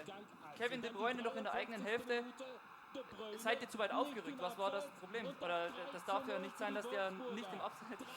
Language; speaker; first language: German; native; German